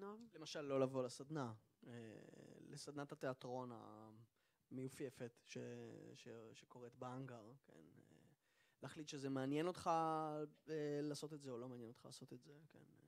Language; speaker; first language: Hebrew; native; Hebrew